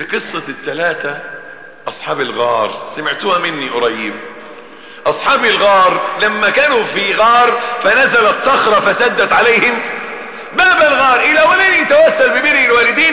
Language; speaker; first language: Arabic; native; Arabic